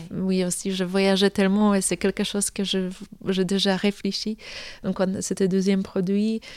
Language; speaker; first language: French; non-native, fluent; Polish